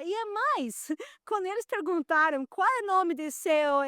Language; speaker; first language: Portuguese; non-native, fluent; Spanish